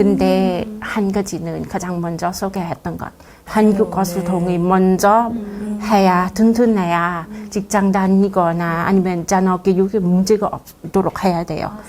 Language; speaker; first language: Korean; non-native, learner; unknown